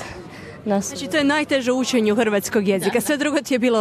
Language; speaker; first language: Croatian; native; Croatian